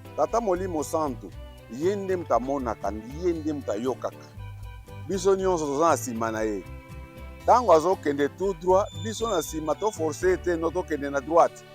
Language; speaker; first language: Lingala; non-native, local second language; Kongo